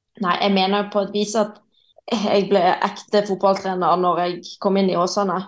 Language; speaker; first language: Norwegian; native; Norwegian